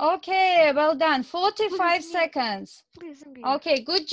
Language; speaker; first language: English; non-native, fluent; Russian